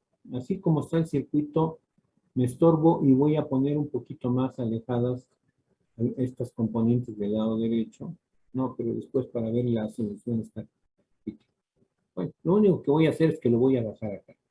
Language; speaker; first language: Spanish; native; Spanish